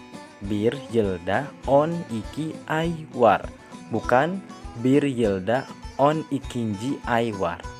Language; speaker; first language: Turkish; non-native, fluent; Indonesian